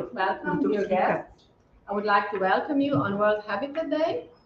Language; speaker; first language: English; non-native, fluent; Slovenian